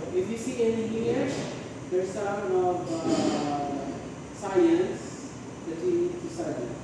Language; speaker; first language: English; non-native, local second language; Filipino